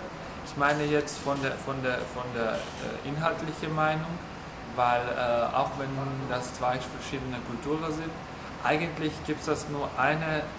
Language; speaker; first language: German; non-native, fluent; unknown